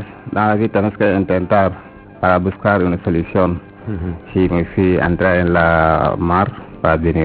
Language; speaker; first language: Spanish; non-native, learner; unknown